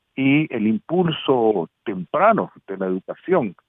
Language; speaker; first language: Spanish; native; Spanish